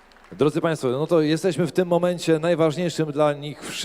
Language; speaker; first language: Polish; native; Polish